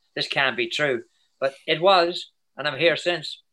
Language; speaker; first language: English; native; English